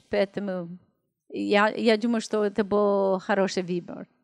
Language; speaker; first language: Russian; non-native, learner; English